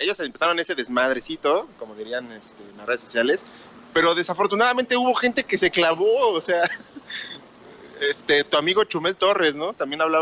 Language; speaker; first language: Spanish; native; Spanish